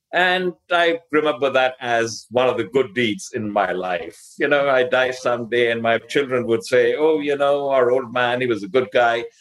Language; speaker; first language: English; non-native, local second language; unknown